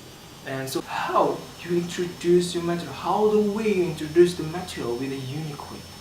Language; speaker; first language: English; non-native, learner; Indonesian